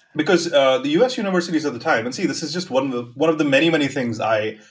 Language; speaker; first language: English; non-native, local second language; Gujarati